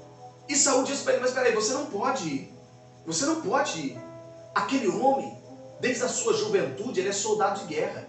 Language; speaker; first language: Portuguese; native; Portuguese